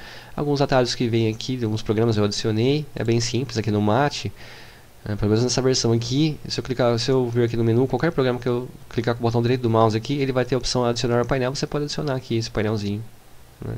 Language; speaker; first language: Portuguese; native; Portuguese